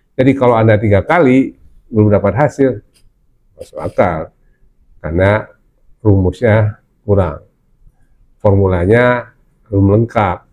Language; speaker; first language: Indonesian; non-native, local second language; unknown